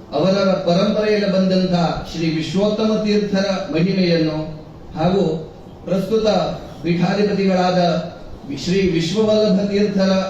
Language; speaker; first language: Kannada; non-native, local second language; Konkani